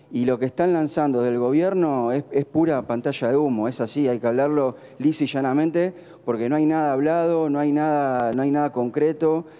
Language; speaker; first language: Spanish; native; Spanish